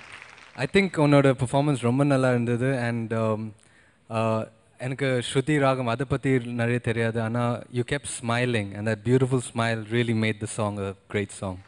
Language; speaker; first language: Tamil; early bilingual, heritage; Tamil